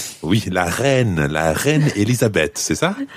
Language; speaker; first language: French; non-native, fluent; English